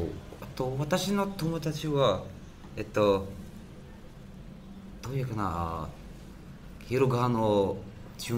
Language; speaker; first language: Japanese; non-native, learner; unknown